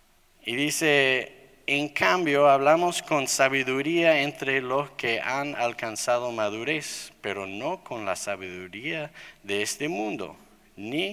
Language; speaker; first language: Spanish; non-native, fluent; English